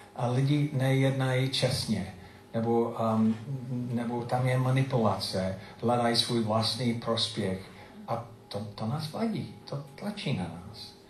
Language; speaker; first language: Czech; non-native, fluent; English